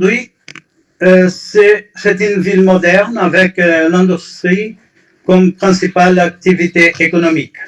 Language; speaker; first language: French; non-native, fluent; Portuguese